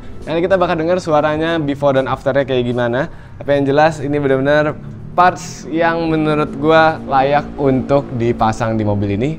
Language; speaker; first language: Indonesian; native; Indonesian